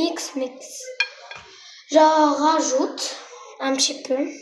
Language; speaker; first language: French; non-native, local second language; Arabic